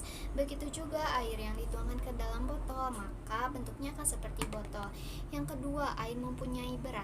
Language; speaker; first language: Indonesian; native; Indonesian